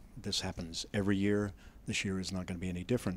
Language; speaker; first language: English; native; English